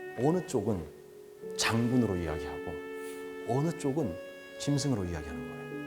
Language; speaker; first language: Korean; native; Korean